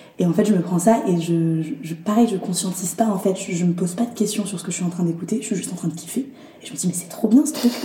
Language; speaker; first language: French; early bilingual, other home language; Arabic